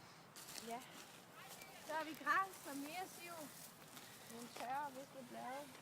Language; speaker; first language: Danish; native; Danish